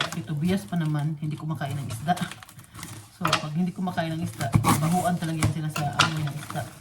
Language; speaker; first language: Filipino; non-native, local second language; Cebuano